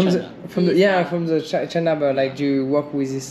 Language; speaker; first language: English; non-native, learner; French